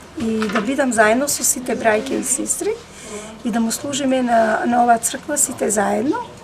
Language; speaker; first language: Macedonian; non-native, local second language; Romany